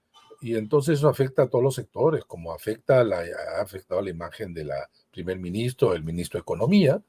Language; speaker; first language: Spanish; native; Spanish